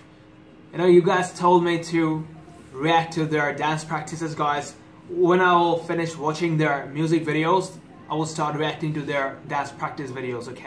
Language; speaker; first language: English; non-native, fluent; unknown